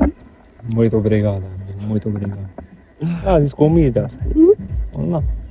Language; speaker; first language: Portuguese; non-native, learner; Arabic